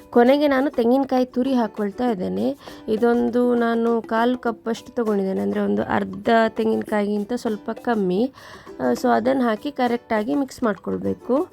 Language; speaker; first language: Kannada; non-native, local second language; Tulu